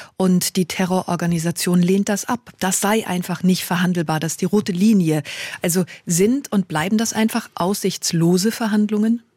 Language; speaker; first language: German; native; German